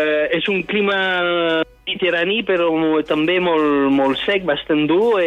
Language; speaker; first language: Catalan; non-native, fluent; French